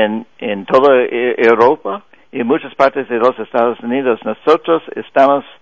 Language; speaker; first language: Spanish; non-native, fluent; English